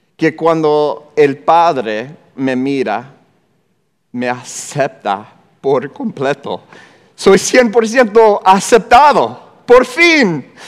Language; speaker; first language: Spanish; non-native, fluent; English